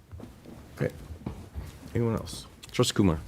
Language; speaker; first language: English; native; English